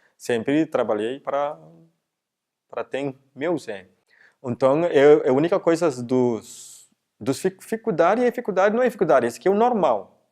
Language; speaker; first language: Portuguese; non-native, learner; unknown